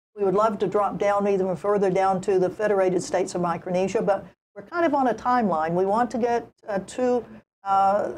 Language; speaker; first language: English; native; English